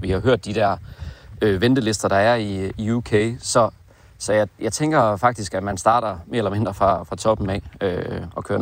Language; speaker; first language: Danish; native; Danish